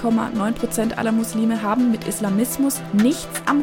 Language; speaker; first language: German; native; German